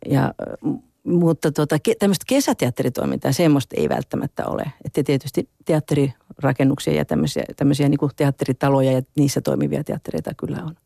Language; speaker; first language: Finnish; native; Finnish